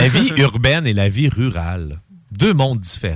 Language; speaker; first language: French; native; French